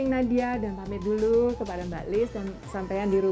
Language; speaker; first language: Indonesian; native; Indonesian